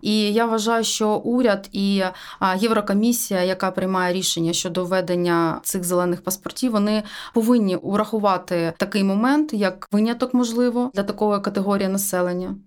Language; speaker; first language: Ukrainian; native; Ukrainian